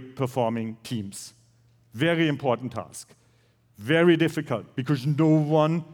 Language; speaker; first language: English; non-native, fluent; German